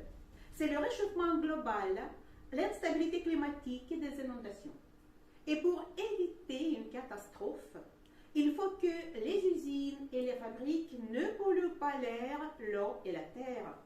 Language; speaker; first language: French; non-native, fluent; Russian